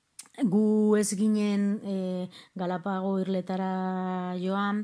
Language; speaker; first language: Basque; non-native, local second language; Spanish